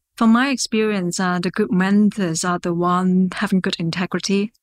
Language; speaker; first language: English; non-native, local second language; Cantonese